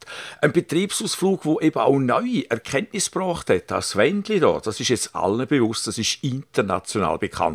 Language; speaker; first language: German; native; German